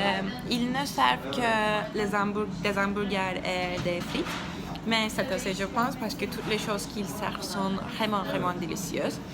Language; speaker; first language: French; non-native, learner; Turkish